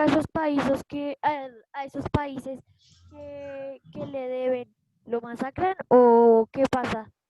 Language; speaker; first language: Spanish; native; Spanish